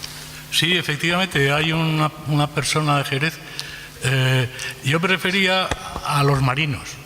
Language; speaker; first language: Spanish; native; Spanish